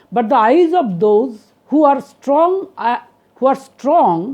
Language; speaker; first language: English; non-native, local second language; Bangla